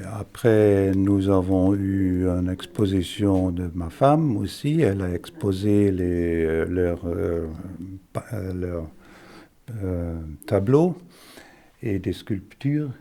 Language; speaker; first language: French; non-native, fluent; German